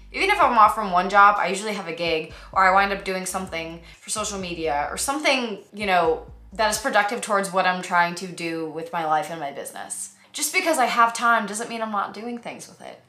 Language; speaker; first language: English; native; English